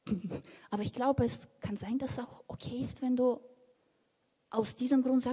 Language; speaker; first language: German; non-native, fluent; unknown